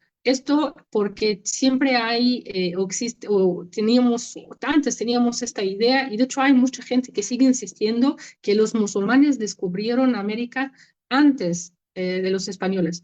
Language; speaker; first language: Spanish; non-native, fluent; Arabic